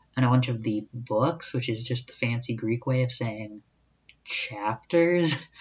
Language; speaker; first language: English; native; English